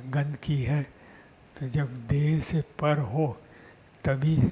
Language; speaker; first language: Hindi; non-native, local second language; Gujarati